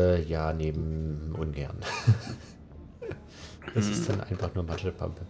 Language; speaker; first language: German; native; German